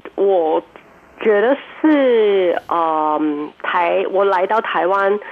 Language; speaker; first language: Chinese; non-native, local second language; Cantonese